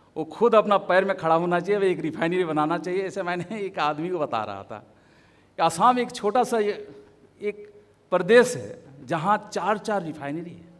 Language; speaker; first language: Hindi; non-native, local second language; Assamese